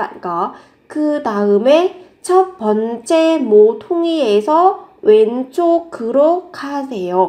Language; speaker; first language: Korean; non-native, fluent; Vietnamese